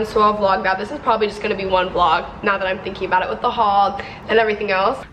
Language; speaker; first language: English; native; English